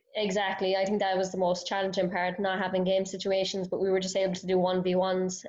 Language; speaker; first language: English; native; English